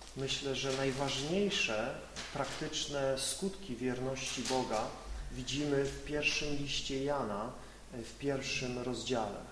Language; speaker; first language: Polish; native; Polish